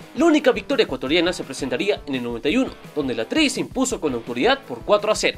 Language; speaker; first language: Spanish; native; Spanish